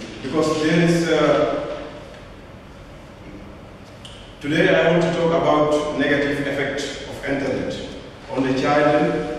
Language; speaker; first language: English; non-native, learner; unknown